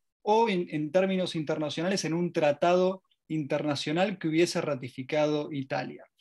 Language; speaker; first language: Spanish; native; Spanish